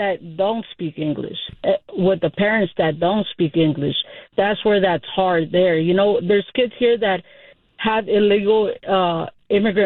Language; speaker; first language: English; non-native, local second language; Spanish